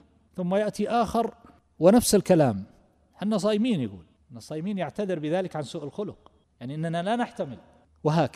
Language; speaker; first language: Arabic; native; Arabic